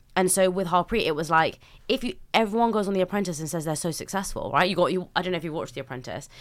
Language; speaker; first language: English; early bilingual, other home language; Hindi